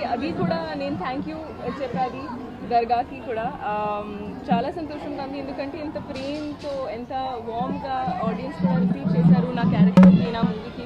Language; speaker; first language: Telugu; non-native, learner; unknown